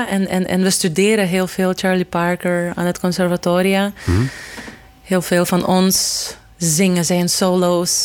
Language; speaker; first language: Dutch; non-native, fluent; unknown